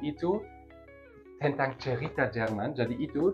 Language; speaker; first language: Indonesian; non-native, learner; German